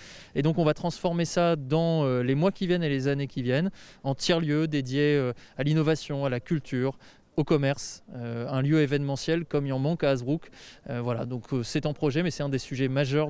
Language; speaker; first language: French; native; French